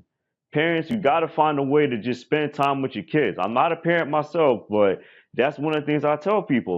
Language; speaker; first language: English; native; English